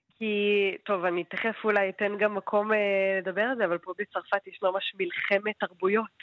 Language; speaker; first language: Hebrew; native; Hebrew